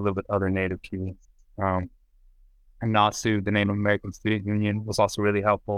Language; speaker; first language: English; native; English